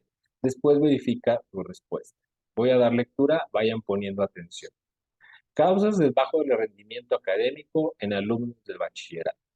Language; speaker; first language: Spanish; native; Spanish